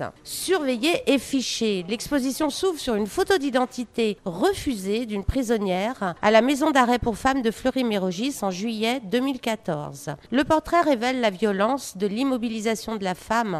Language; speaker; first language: French; native; French